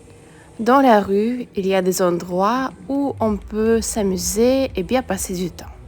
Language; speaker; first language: French; non-native, fluent; Russian